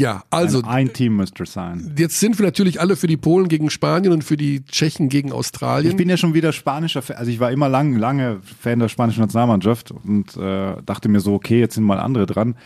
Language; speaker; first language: German; native; German